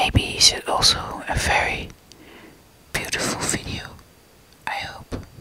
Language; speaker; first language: English; non-native, learner; Dutch